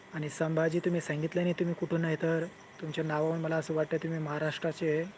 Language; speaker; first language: Hindi; non-native, local second language; Marathi